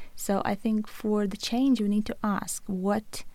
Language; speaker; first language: English; non-native, fluent; Latvian